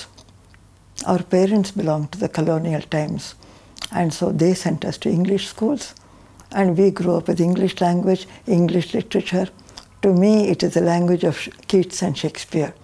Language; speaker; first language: English; non-native, local second language; Tamil